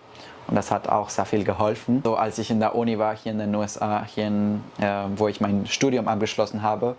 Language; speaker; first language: German; early bilingual, heritage; Spanish